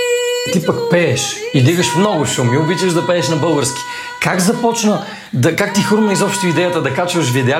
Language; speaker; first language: Bulgarian; native; Bulgarian